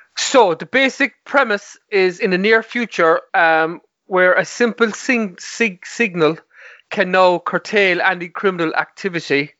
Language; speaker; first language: English; native; English